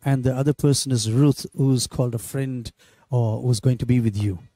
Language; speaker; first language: English; non-native, local second language; Tamil